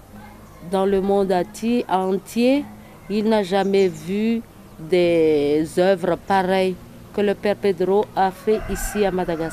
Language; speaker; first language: French; non-native, local second language; Malagasy